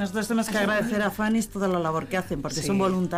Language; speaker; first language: Spanish; native; Spanish